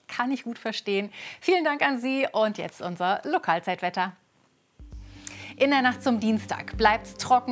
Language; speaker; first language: German; native; German